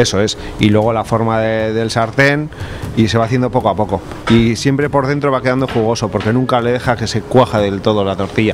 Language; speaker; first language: Spanish; native; Spanish